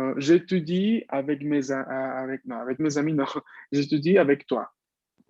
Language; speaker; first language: French; non-native, fluent; Spanish